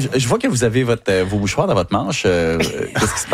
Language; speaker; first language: French; native; French